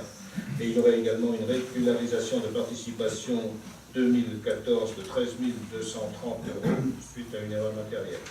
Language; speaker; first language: French; native; French